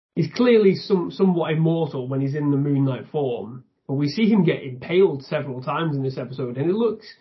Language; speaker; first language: English; native; English